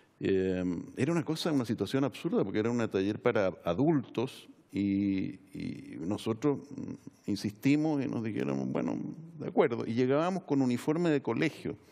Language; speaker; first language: Spanish; native; Spanish